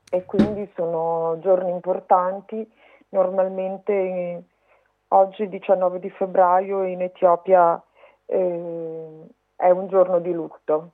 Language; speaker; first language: Italian; early bilingual, heritage; Italian